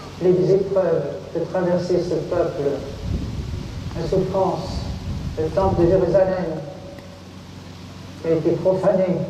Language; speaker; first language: French; native; French